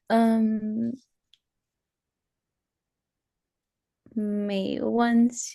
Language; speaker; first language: Chinese; non-native, learner; Spanish